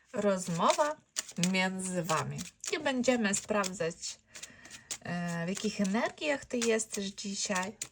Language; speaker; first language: Polish; non-native, fluent; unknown